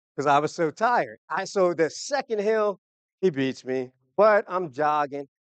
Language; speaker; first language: English; native; English